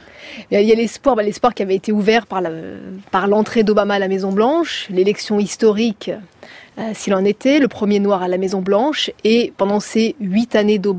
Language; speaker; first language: French; native; French